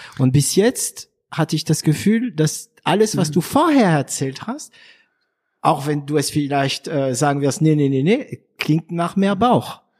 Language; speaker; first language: German; non-native, fluent; French